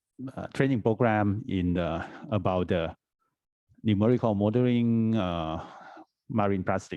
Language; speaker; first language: English; non-native, fluent; Thai